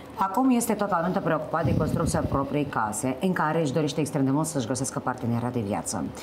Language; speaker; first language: Romanian; native; Romanian